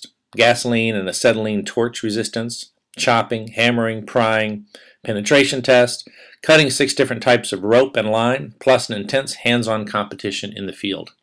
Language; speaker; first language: English; native; English